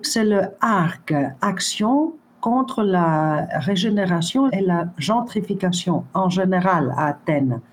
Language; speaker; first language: French; non-native, fluent; Greek